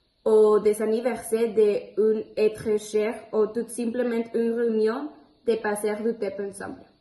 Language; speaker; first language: French; non-native, learner; Spanish